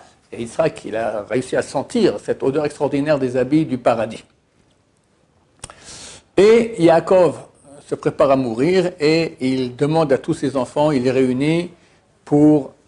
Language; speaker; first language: French; native; French